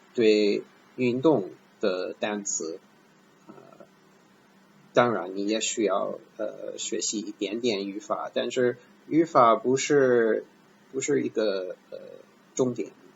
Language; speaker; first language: Chinese; non-native, fluent; English